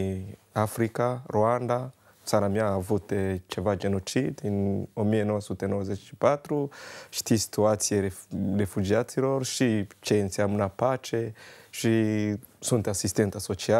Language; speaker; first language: Romanian; non-native, learner; Kinyarwanda